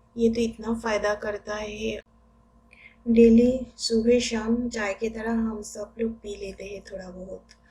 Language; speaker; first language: Hindi; non-native, local second language; Bangla